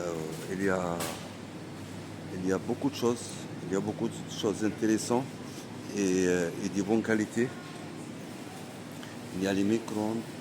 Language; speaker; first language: French; non-native, learner; Arabic